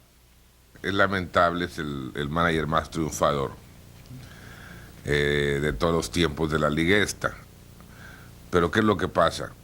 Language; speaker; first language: Spanish; native; Spanish